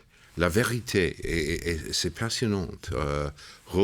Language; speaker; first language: French; non-native, fluent; English